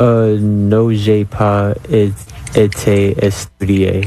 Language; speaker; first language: French; non-native, learner; English